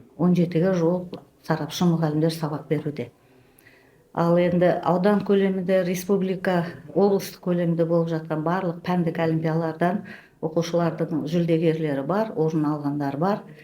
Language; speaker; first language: Kazakh; native; Kazakh